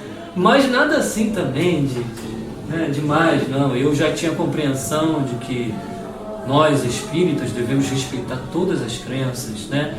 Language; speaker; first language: Portuguese; native; Portuguese